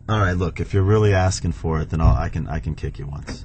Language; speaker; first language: English; early bilingual, other home language; Russian